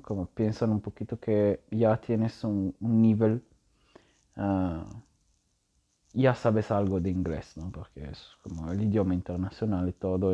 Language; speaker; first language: Spanish; non-native, learner; Italian